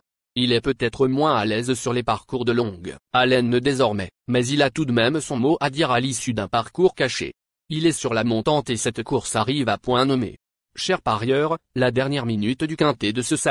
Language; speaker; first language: French; native; French